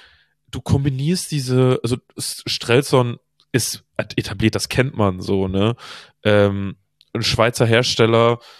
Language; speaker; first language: German; native; German